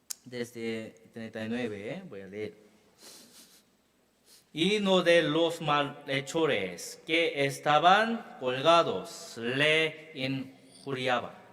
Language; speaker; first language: Spanish; non-native, learner; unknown